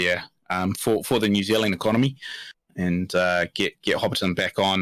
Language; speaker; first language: English; native; English